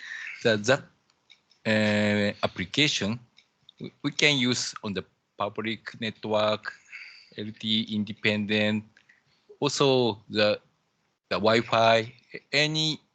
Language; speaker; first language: English; non-native, learner; Japanese